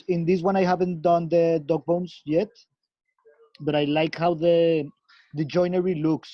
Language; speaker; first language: English; non-native, fluent; Spanish